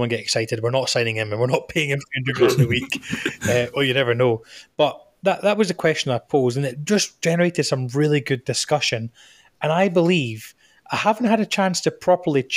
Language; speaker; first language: English; native; English